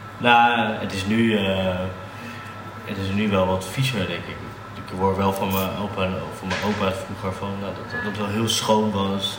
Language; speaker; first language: Dutch; native; Dutch